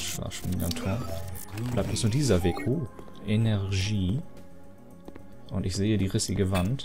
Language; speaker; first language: German; native; German